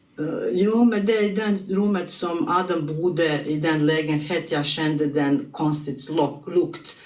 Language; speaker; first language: Swedish; non-native, learner; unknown